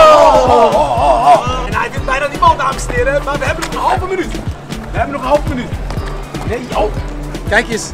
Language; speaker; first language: Dutch; early bilingual, other home language; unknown